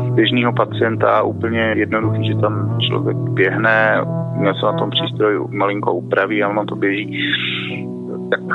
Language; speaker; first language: Czech; native; Czech